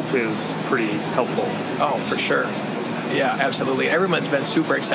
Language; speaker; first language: English; native; English